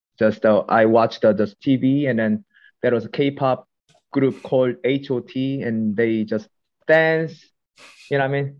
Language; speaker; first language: English; non-native, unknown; Korean